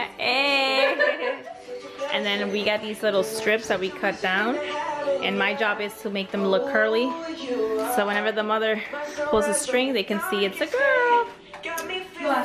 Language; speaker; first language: English; early bilingual, other home language; Spanish